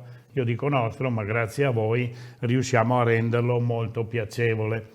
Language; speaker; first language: Italian; native; Italian